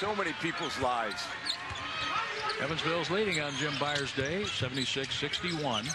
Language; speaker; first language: English; native; English